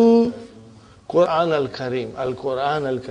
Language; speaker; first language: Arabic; non-native, fluent; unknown